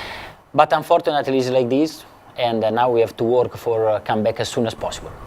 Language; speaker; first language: English; non-native, fluent; Italian